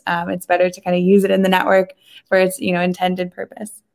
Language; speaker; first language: English; native; English